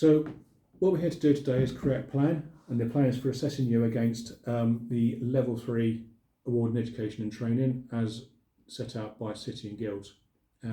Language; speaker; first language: English; native; English